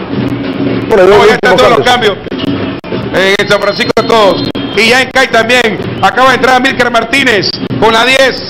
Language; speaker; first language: Spanish; native; Spanish